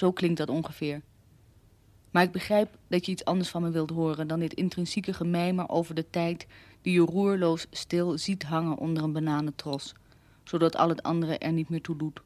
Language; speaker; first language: Dutch; native; Dutch